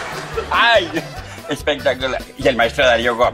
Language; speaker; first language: Spanish; native; Spanish